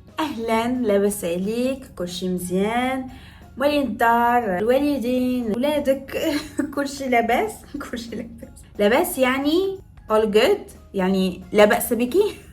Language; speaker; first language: Arabic; native; Arabic